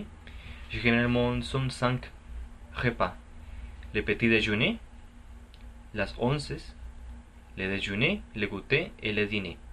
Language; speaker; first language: French; non-native, learner; Spanish